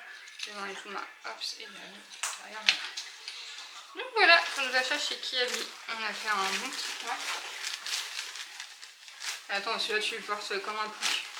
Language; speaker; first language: French; native; French